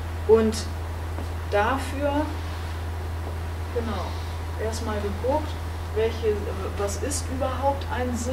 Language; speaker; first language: German; native; German